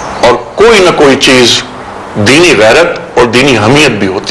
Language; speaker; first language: Urdu; native; Urdu